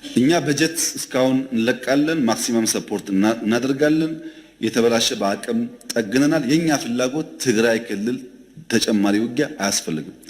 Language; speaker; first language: Amharic; non-native, local second language; Oromo